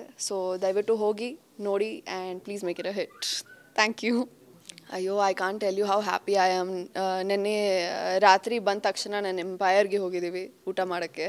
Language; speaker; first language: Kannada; non-native, local second language; Hindi